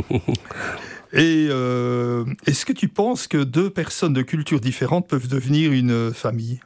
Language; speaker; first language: French; native; French